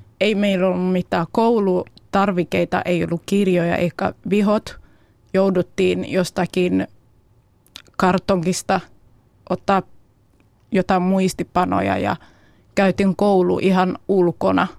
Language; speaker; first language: Finnish; non-native, learner; Kinyarwanda